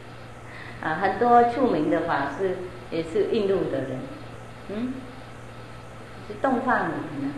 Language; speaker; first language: Chinese; non-native, fluent; Vietnamese